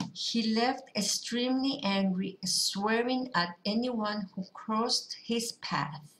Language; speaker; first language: English; early bilingual, other home language; Spanish